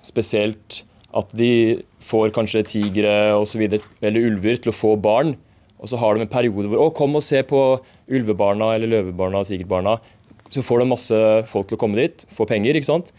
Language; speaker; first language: Norwegian; native; Norwegian